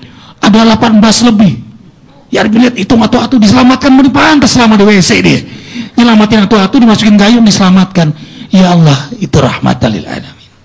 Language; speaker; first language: Indonesian; native; Indonesian